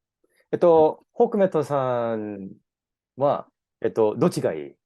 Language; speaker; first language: Japanese; non-native, learner; English